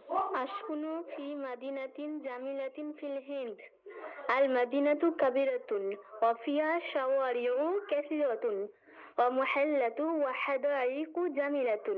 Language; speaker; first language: Arabic; non-native, learner; Bangla